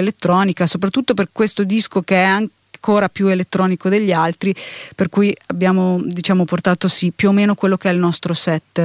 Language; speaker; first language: Italian; native; Italian